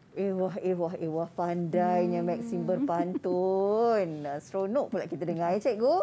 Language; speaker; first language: Malay; native; Malay